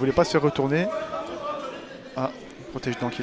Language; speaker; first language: French; native; French